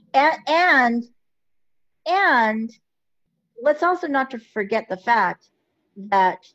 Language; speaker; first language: English; early bilingual, other home language; Filipino